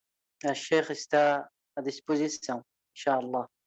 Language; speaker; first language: Portuguese; non-native, fluent; Arabic